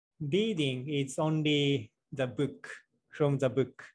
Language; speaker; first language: English; non-native, learner; Japanese